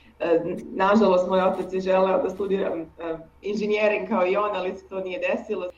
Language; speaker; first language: Serbian; native; Serbian